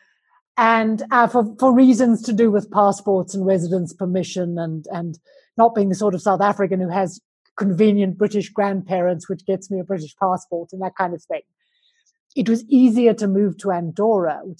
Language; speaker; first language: English; native; English